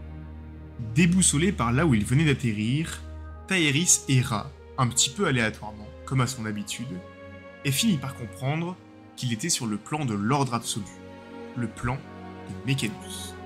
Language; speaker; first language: French; native; French